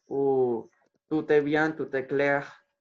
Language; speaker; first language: French; non-native, fluent; Spanish